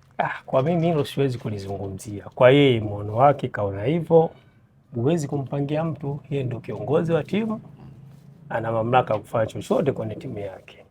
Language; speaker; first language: Swahili; native; Swahili